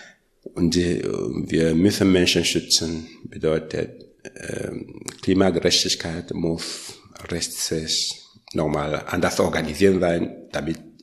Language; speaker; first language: German; non-native, learner; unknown